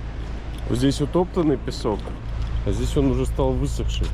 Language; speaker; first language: Russian; native; Russian